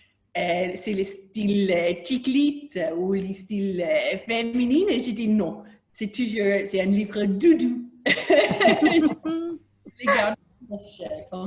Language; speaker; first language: French; non-native, learner; English